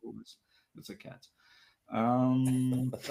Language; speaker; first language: English; non-native, learner; French